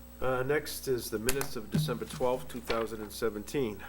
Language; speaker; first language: English; native; English